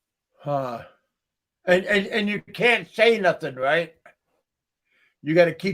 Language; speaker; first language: English; native; English